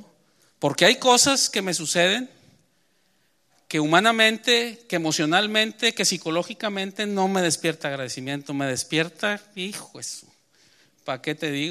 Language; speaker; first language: Spanish; native; Spanish